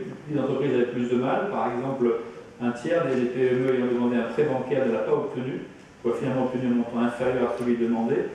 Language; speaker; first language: French; native; French